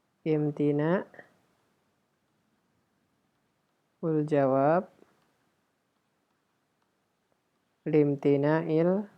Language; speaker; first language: Arabic; non-native, fluent; Indonesian